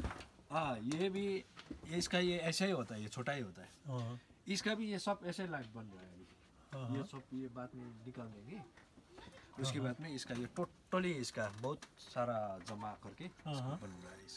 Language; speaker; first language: Hindi; non-native, local second language; Nepali